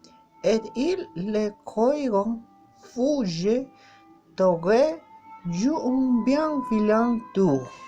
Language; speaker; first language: French; non-native, learner; Spanish